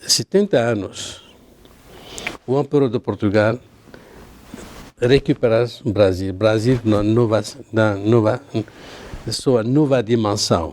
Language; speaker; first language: Portuguese; non-native, learner; Arabic